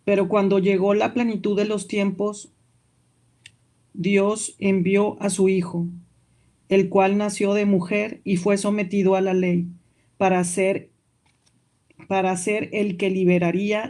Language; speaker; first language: Spanish; native; Spanish